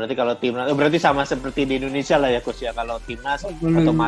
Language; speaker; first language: Indonesian; native; Indonesian